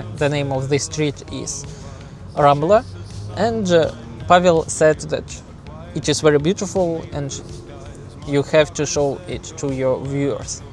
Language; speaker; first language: English; non-native, learner; Russian